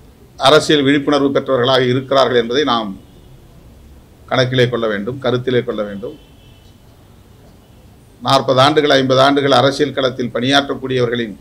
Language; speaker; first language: Tamil; native; Tamil